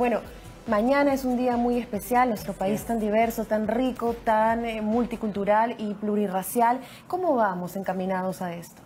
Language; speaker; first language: Spanish; native; Spanish